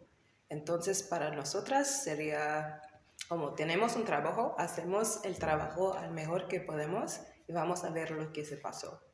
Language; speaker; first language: Spanish; non-native, learner; English